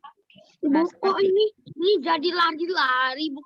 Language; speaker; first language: Malay; native; Malay